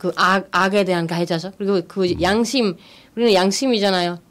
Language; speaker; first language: Korean; non-native, fluent; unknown